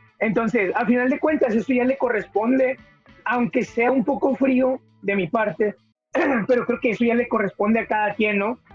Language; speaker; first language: Spanish; native; Spanish